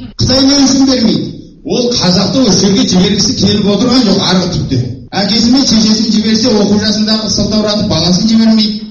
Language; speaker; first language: Kazakh; early bilingual, heritage; Kazakh